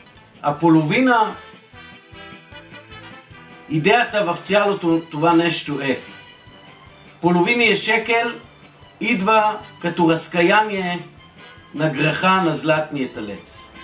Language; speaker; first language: Bulgarian; non-native, fluent; Hebrew